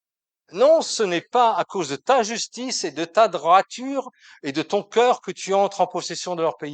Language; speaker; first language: French; native; French